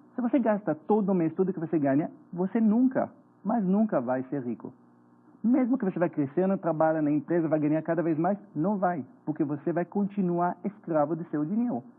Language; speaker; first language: Portuguese; non-native, fluent; Hebrew